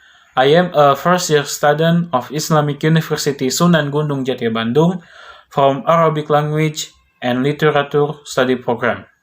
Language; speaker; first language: English; non-native, learner; Indonesian